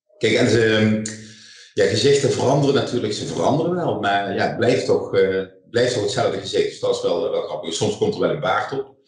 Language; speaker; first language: Dutch; native; Dutch